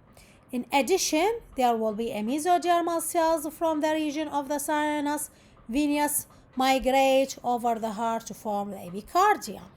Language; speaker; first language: English; non-native, local second language; Arabic